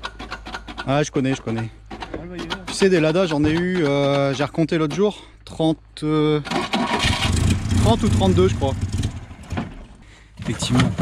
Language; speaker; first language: French; native; French